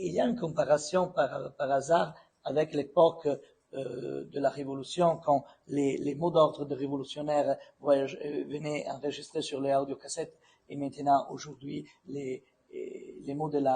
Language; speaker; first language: French; non-native, fluent; Italian